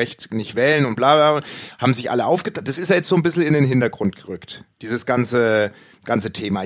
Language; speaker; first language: German; native; German